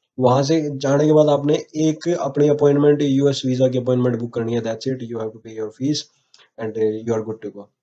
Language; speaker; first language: Hindi; native; Hindi